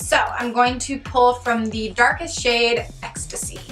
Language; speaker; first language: English; native; English